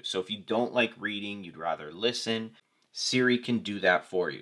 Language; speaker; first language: English; native; English